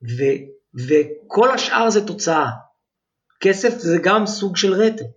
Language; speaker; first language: Hebrew; native; Hebrew